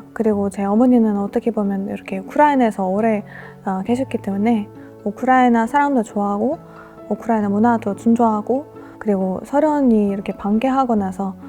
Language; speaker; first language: Korean; non-native, fluent; Russian